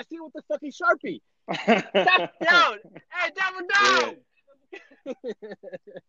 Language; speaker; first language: English; non-native, fluent; Spanish